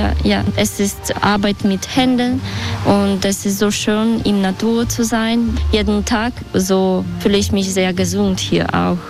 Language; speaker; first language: German; non-native, fluent; Belarusian